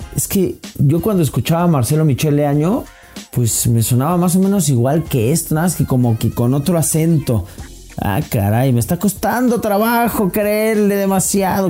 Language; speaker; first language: Spanish; native; Spanish